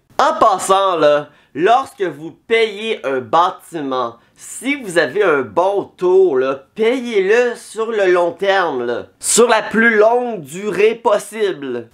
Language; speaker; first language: French; native; French